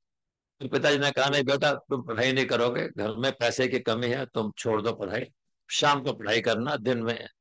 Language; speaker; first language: Hindi; native; Hindi